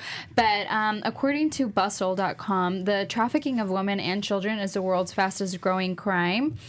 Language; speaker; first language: English; native; English